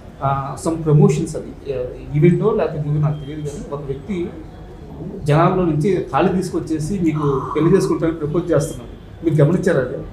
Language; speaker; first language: Telugu; native; Telugu